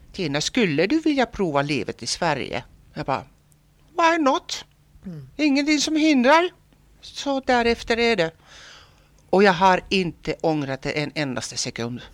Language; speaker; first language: Swedish; non-native, local second language; Finnish